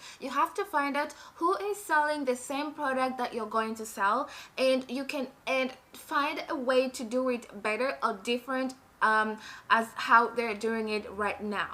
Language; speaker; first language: English; non-native, fluent; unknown